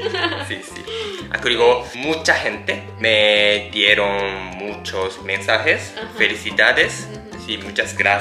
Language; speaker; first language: Spanish; non-native, learner; Japanese